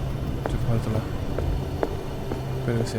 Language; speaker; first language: Spanish; native; Spanish